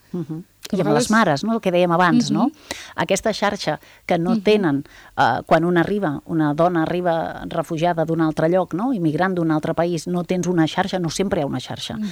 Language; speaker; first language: Catalan; native; Catalan